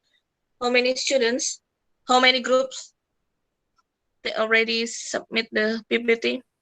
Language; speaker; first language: English; non-native, fluent; Indonesian